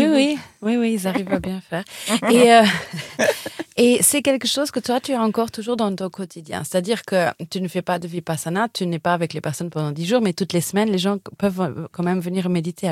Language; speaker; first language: French; non-native, local second language; Luxembourgish